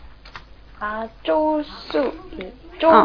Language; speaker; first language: Chinese; non-native, learner; Korean